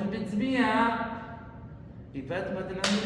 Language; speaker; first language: Russian; non-native, fluent; English